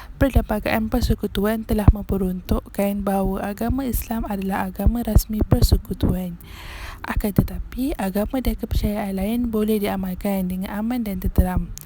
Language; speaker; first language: Malay; native; Malay